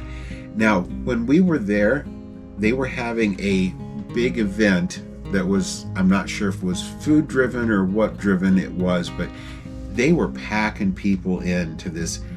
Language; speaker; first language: English; native; English